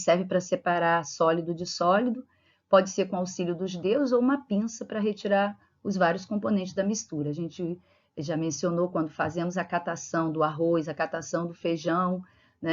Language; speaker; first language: Portuguese; native; Portuguese